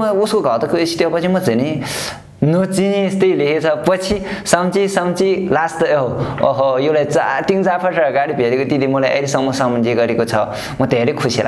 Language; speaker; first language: Nepali; non-native, learner; Chinese